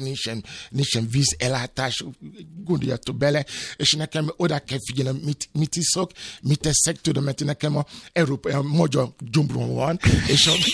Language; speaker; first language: Hungarian; non-native, fluent; Yoruba